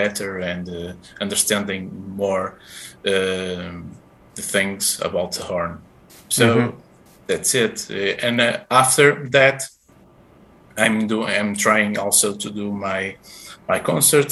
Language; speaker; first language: English; non-native, fluent; Portuguese